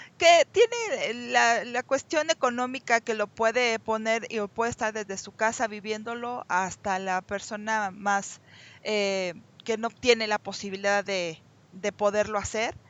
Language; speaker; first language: Spanish; native; Spanish